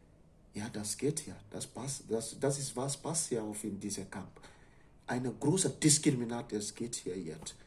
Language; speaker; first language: German; non-native, learner; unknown